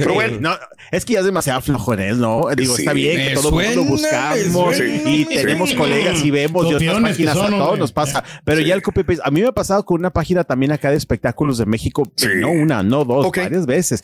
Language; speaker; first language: Spanish; native; Spanish